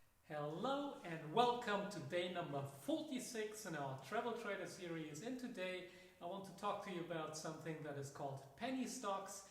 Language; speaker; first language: English; non-native, fluent; German